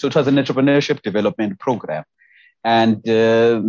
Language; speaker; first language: English; non-native, local second language; Xhosa